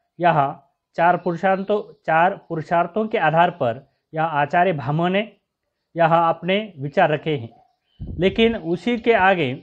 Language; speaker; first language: Hindi; non-native, local second language; Marathi